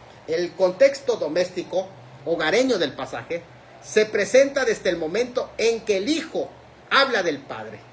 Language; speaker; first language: Spanish; native; Spanish